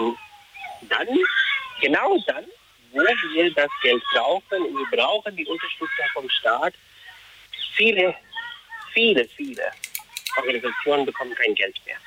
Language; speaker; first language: German; non-native, fluent; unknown